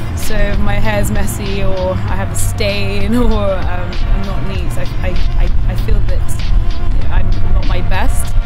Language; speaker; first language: English; native; English